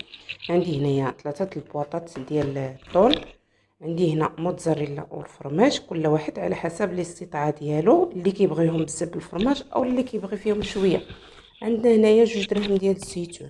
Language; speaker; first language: Arabic; native; Arabic